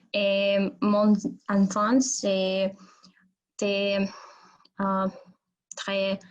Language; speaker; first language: French; non-native, learner; Russian